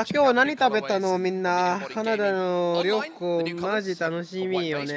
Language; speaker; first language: Japanese; non-native, learner; Filipino